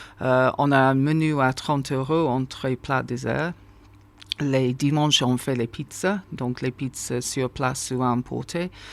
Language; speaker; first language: French; non-native, fluent; English